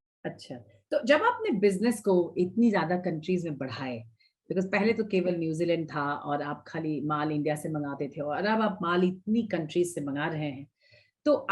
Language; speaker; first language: Hindi; native; Hindi